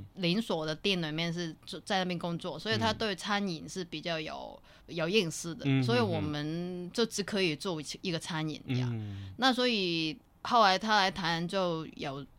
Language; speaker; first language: Chinese; non-native, fluent; Cantonese